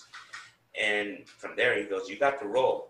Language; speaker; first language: English; native; English